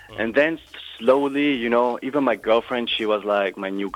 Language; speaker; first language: English; non-native, fluent; German